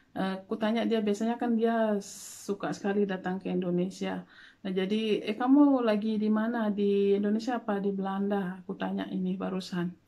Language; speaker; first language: Indonesian; native; Indonesian